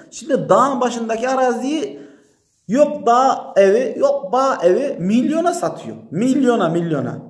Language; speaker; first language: Turkish; native; Turkish